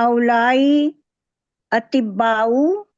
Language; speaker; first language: Arabic; non-native, learner; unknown